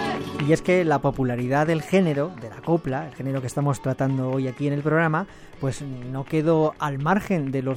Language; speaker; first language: Spanish; native; Spanish